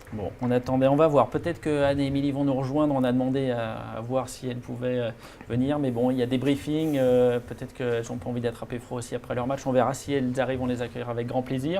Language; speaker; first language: French; native; French